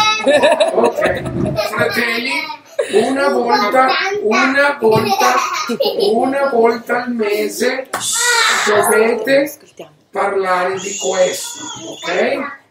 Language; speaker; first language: Italian; non-native, learner; Spanish